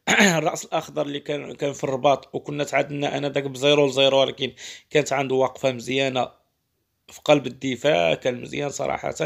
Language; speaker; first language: Arabic; native; Arabic